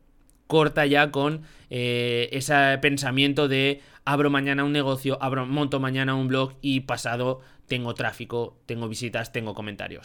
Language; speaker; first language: Spanish; native; Spanish